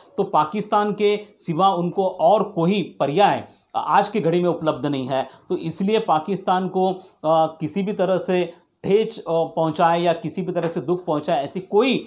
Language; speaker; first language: Hindi; non-native, local second language; Marathi